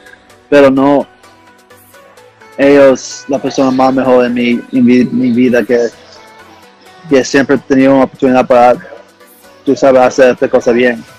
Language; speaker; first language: Spanish; early bilingual, heritage; English